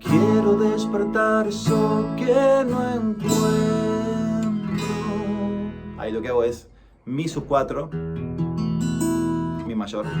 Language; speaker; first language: Spanish; native; Spanish